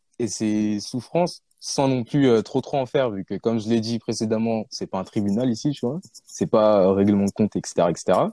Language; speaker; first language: French; early bilingual, other home language; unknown